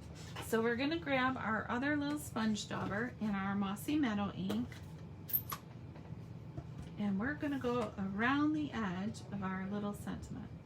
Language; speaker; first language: English; native; English